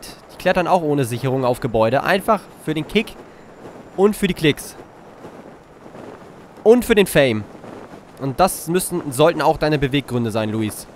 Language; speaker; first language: German; native; German